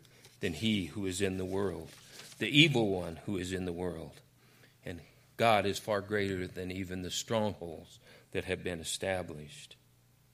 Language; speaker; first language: English; native; English